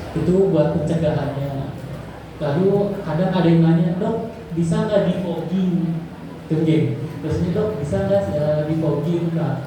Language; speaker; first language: Indonesian; native; Indonesian